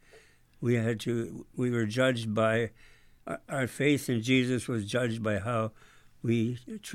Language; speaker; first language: English; native; English